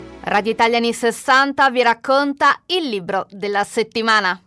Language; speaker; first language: Italian; native; Italian